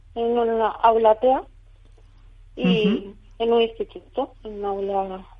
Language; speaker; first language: Spanish; native; Spanish